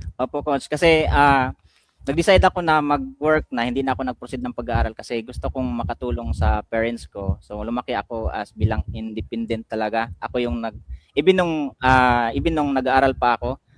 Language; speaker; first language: Filipino; non-native, local second language; Cebuano